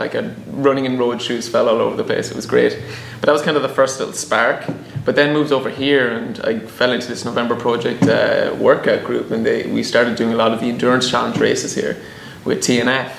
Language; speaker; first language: English; native; English